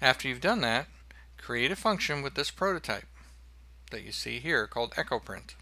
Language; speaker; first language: English; native; English